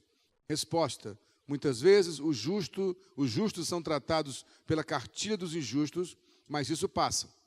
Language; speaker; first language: Portuguese; native; Portuguese